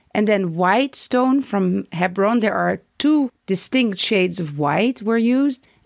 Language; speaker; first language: English; non-native, fluent; Dutch